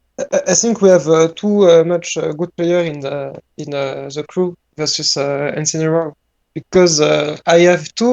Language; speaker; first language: English; non-native, learner; French